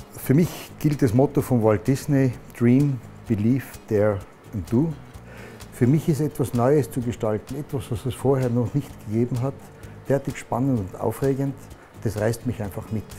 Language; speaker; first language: German; native; German